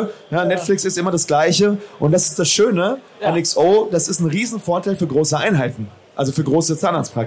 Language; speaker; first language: German; native; German